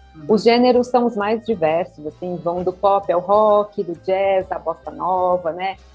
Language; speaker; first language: Portuguese; native; Portuguese